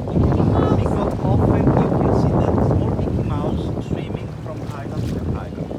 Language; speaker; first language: English; non-native, learner; Italian